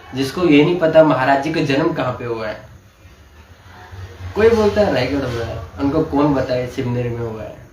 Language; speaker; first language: Hindi; native; Hindi